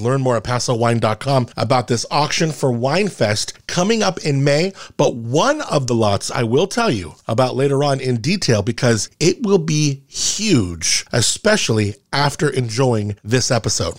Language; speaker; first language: English; native; English